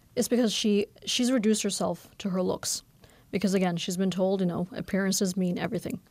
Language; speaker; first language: English; non-native, fluent; Norwegian